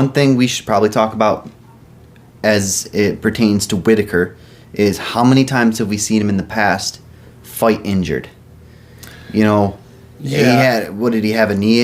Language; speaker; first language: English; native; English